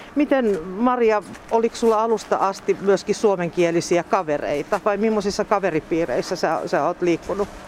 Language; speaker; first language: Finnish; native; Finnish